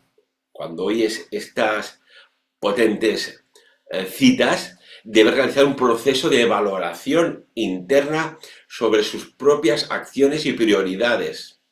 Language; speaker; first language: Spanish; non-native, local second language; Catalan